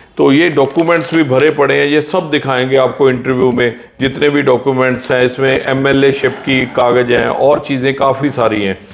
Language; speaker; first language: Hindi; non-native, local second language; Punjabi